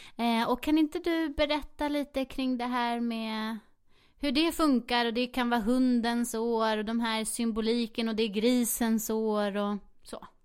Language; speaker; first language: Swedish; native; Swedish